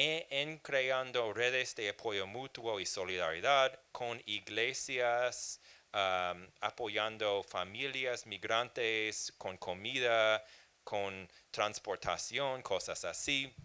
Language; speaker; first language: Spanish; non-native, fluent; English